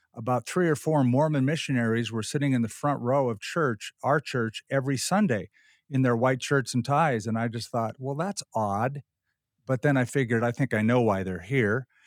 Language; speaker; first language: English; native; English